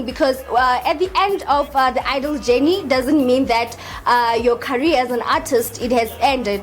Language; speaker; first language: English; non-native, local second language; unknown